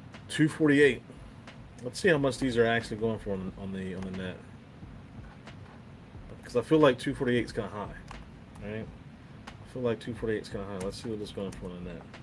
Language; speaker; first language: English; native; English